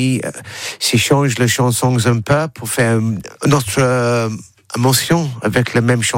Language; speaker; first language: French; non-native, learner; English